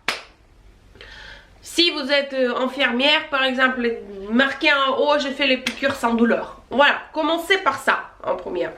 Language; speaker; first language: French; non-native, fluent; Russian